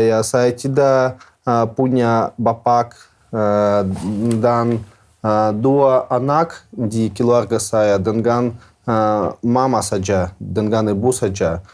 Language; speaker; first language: Indonesian; non-native, learner; Russian